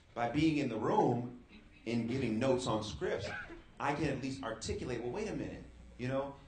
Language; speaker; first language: English; native; English